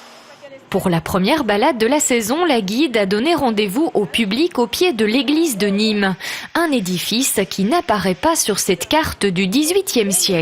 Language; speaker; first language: French; native; French